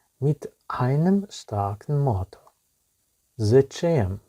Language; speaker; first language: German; non-native, fluent; Ukrainian